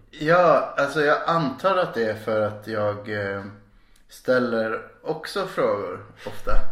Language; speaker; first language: Swedish; native; Swedish